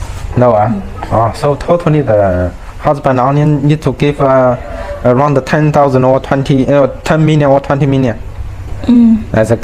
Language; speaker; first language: English; non-native, learner; Chinese